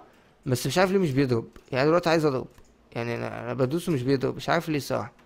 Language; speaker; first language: Arabic; native; Arabic